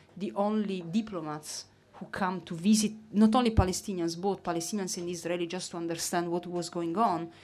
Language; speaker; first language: English; non-native, fluent; Italian